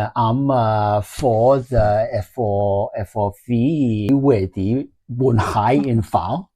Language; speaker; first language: Welsh; non-native, learner; Cantonese